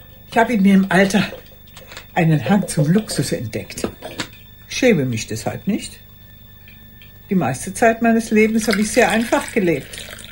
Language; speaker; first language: German; native; German